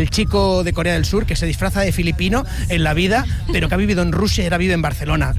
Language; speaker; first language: Spanish; native; Spanish